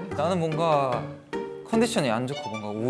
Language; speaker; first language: Korean; native; Korean